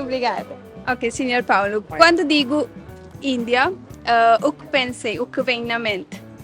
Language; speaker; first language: Portuguese; non-native, learner; Hindi